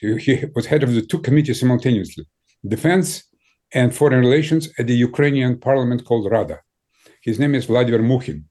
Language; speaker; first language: English; non-native, fluent; Ukrainian